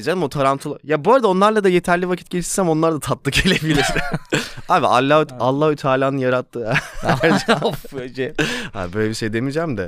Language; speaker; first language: Turkish; native; Turkish